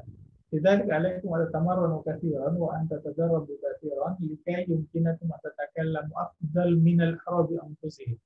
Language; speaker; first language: Arabic; non-native, fluent; Indonesian